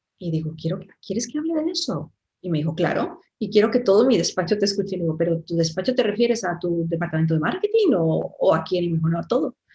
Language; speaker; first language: Spanish; native; Spanish